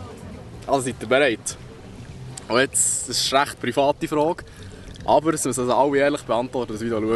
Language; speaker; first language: German; native; German